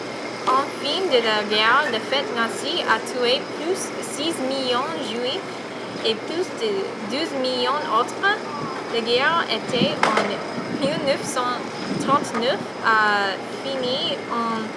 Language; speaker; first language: French; non-native, learner; English